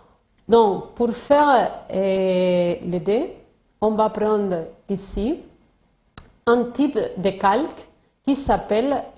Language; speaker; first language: French; non-native, fluent; Spanish